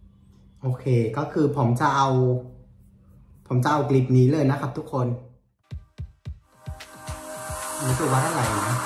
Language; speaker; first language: Thai; non-native, fluent; Vietnamese